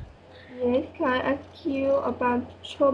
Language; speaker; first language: English; non-native, learner; French